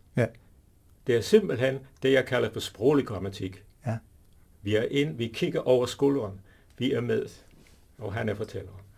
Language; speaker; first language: Danish; non-native, fluent; English